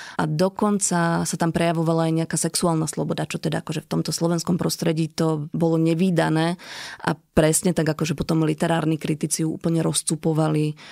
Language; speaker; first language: Slovak; native; Slovak